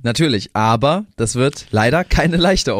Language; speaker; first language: German; native; German